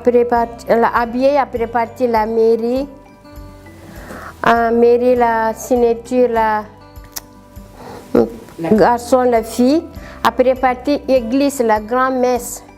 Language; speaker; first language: French; non-native, learner; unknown